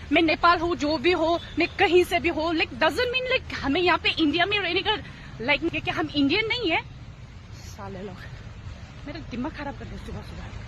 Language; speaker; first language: Hindi; non-native, local second language; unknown